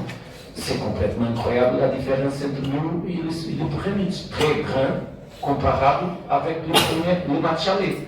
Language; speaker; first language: French; non-native, fluent; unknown